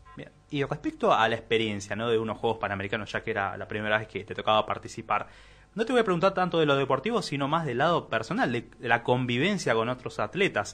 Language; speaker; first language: Spanish; native; Spanish